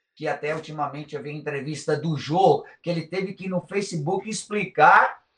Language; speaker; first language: Portuguese; native; Portuguese